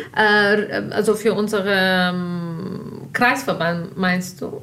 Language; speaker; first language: German; non-native, fluent; Urdu